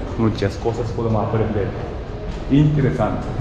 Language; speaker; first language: Spanish; non-native, learner; Japanese